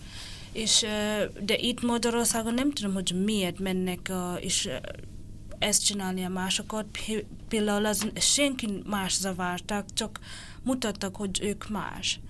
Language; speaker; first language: Hungarian; non-native, learner; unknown